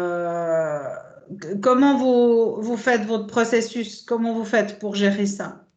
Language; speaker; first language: French; native; French